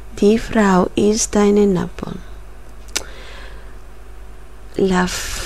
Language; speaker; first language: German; non-native, learner; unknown